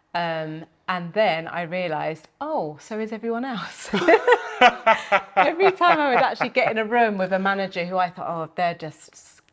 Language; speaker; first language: English; native; English